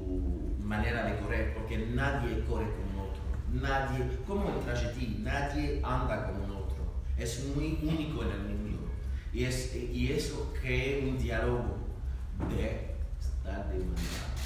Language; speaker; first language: Spanish; non-native, learner; French